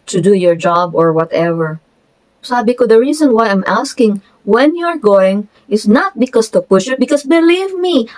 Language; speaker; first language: Filipino; non-native, local second language; Cebuano